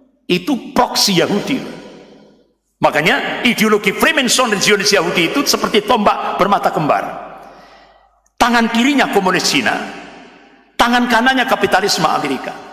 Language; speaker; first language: Indonesian; non-native, local second language; Javanese